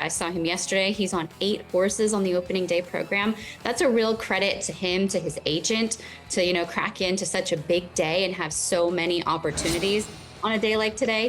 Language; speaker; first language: English; native; English